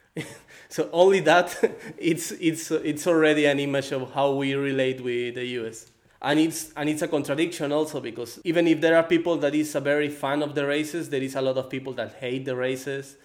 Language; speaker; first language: English; non-native, fluent; Spanish